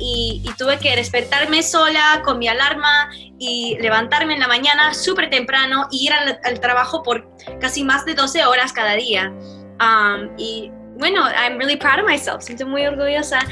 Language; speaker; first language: Spanish; early bilingual, heritage; Spanish